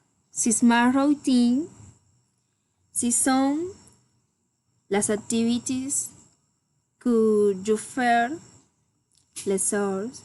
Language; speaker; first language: French; non-native, learner; Spanish